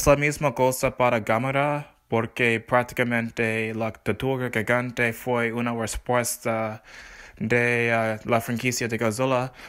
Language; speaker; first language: Spanish; non-native, learner; English